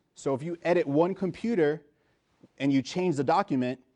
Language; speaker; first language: English; native; English